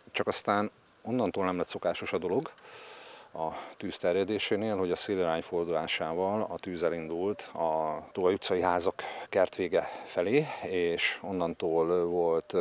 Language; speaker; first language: Hungarian; native; Hungarian